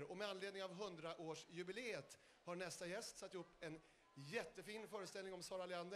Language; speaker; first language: Swedish; native; Swedish